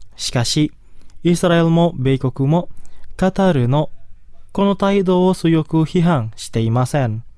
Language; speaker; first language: Japanese; non-native, fluent; Indonesian